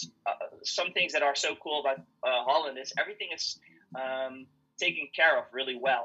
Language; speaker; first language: English; non-native, fluent; Dutch